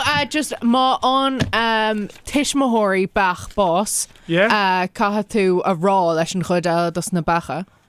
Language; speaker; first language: Irish; non-native, local second language; English